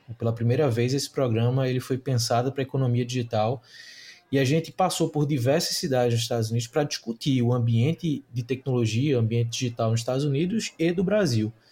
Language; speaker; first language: Portuguese; native; Portuguese